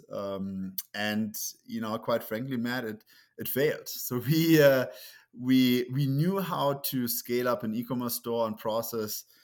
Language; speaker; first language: English; non-native, fluent; German